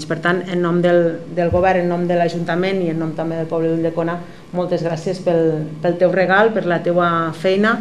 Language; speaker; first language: Catalan; native; Catalan